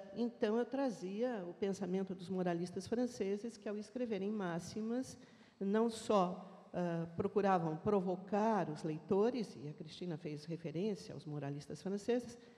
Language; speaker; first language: Portuguese; native; Portuguese